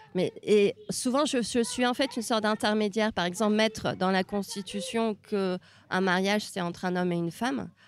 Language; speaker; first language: French; non-native, fluent; Hungarian